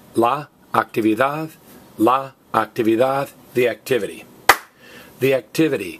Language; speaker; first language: English; native; English